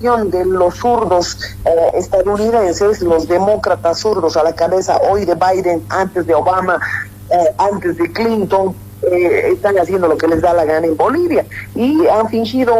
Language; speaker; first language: Spanish; native; Spanish